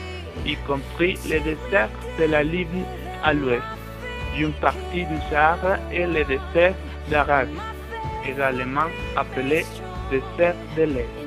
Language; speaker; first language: French; non-native, learner; Spanish